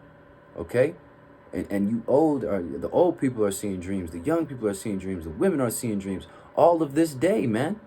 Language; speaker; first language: English; native; English